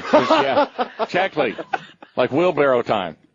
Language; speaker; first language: English; native; English